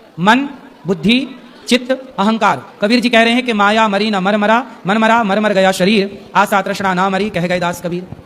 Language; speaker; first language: Hindi; native; Hindi